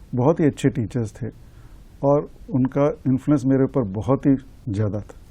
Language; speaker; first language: Hindi; native; Hindi